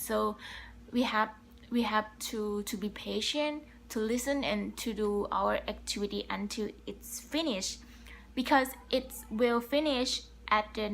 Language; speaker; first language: English; non-native, learner; Thai